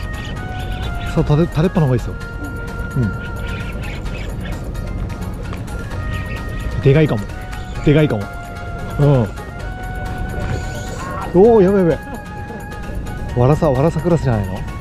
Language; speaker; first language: Japanese; native; Japanese